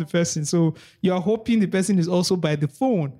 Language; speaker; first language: English; non-native, local second language; Yoruba